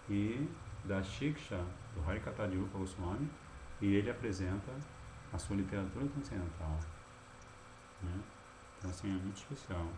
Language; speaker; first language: Portuguese; native; Portuguese